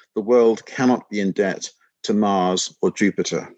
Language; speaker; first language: English; native; English